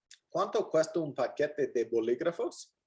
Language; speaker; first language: Spanish; non-native, fluent; English